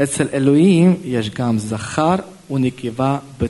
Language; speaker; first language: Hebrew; non-native, local second language; Russian